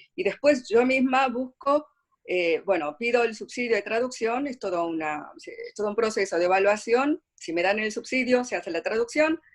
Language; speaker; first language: Spanish; early bilingual, other home language; Korean